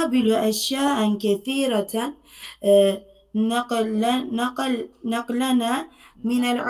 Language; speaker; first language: Arabic; non-native, learner; Turkish